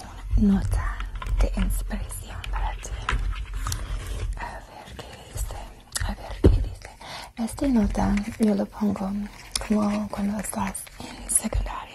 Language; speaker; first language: Spanish; non-native, learner; English